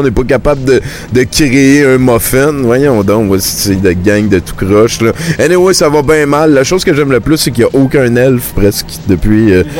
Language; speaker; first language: French; native; French